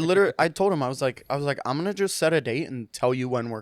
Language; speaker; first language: English; native; English